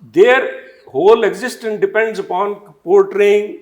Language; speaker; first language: English; non-native, local second language; Punjabi